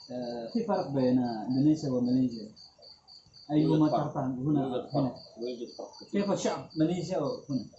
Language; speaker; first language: Arabic; non-native, fluent; Indonesian